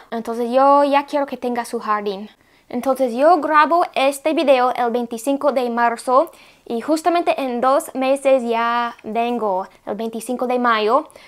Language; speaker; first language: Spanish; non-native, fluent; English